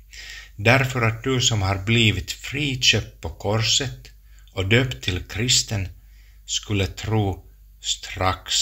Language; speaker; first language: Swedish; non-native, local second language; Finnish